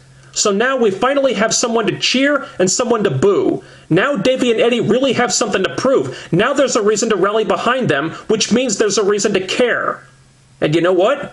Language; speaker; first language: English; native; English